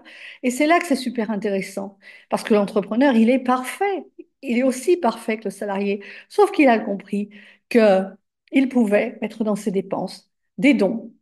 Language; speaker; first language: French; native; French